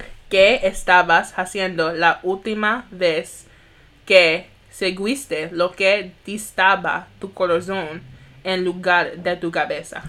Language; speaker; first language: Spanish; non-native, learner; English